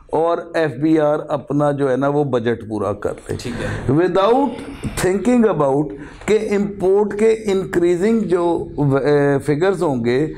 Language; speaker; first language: Urdu; native; Urdu